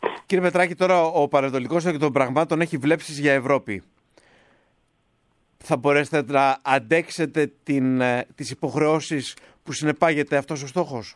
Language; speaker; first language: Greek; native; Greek